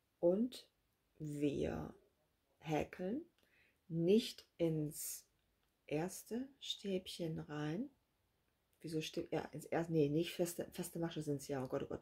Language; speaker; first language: German; native; German